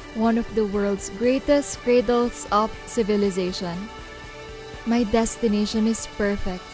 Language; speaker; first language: English; non-native, local second language; Pampanga